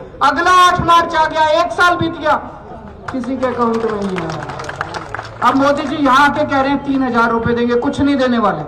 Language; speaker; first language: Hindi; native; Hindi